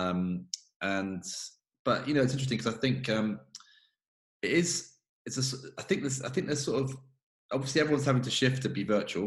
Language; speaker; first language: English; native; English